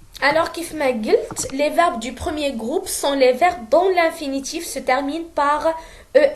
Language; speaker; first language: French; non-native, local second language; Arabic